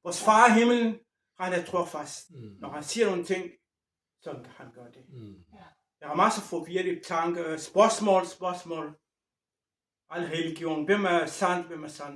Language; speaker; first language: Danish; non-native, fluent; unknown